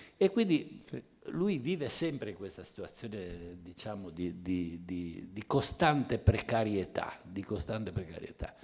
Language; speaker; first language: Italian; native; Italian